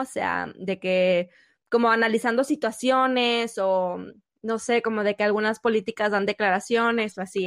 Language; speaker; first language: Spanish; native; Spanish